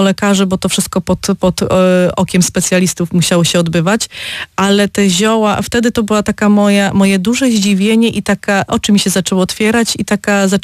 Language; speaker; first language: Polish; native; Polish